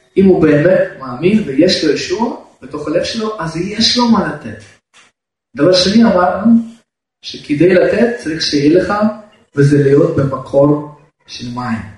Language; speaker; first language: Hebrew; non-native, fluent; Russian